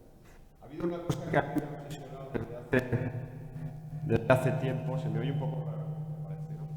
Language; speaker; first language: Spanish; native; Spanish